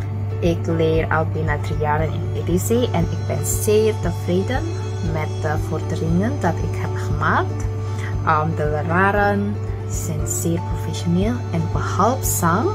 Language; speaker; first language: Dutch; non-native, fluent; Indonesian